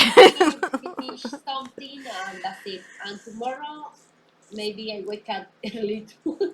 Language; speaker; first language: English; non-native, learner; Spanish